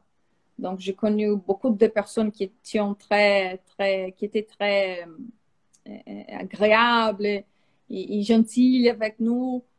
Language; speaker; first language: French; non-native, fluent; Portuguese